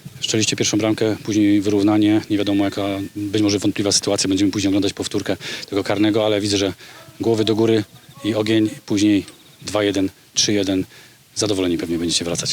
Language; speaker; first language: Polish; native; Polish